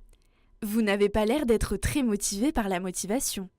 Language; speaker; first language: French; native; French